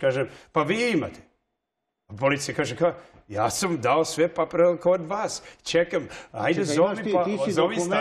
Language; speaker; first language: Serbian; early bilingual, heritage; English